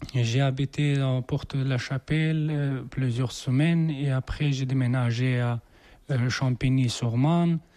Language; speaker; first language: French; non-native, learner; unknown